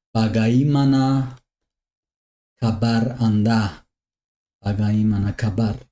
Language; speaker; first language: Indonesian; non-native, learner; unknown